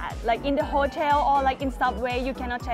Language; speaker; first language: English; non-native, fluent; Thai